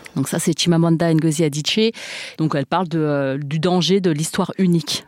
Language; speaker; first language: French; early bilingual, other home language; Chinese